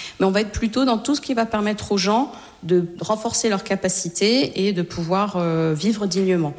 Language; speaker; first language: French; native; French